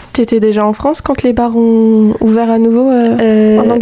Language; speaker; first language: French; native; French